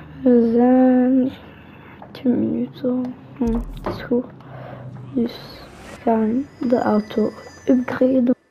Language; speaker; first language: Dutch; non-native, local second language; French